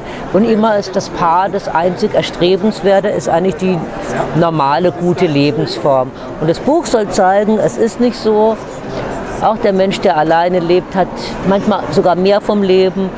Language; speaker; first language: German; native; German